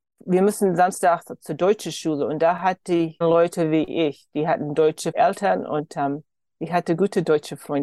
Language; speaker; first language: German; early bilingual, heritage; German